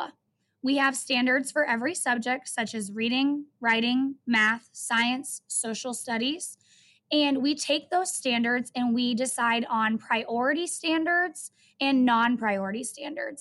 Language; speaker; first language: English; native; English